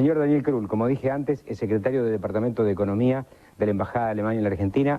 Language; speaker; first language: Spanish; native; Spanish